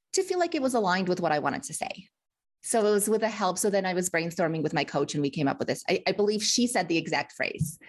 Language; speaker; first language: English; early bilingual, other home language; Russian